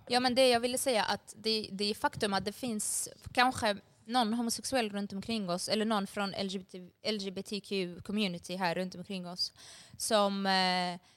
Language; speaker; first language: Swedish; early bilingual, other home language; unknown